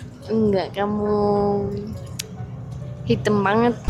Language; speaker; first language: Indonesian; non-native, learner; Czech